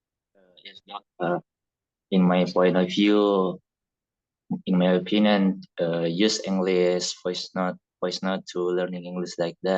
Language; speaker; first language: English; non-native, learner; Indonesian